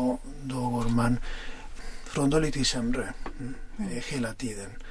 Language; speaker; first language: Swedish; non-native, fluent; Spanish